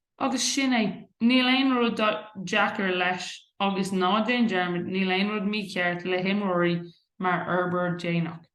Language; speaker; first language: Irish; non-native, local second language; English